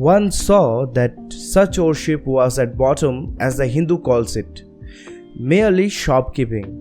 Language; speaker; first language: English; non-native, local second language; Bangla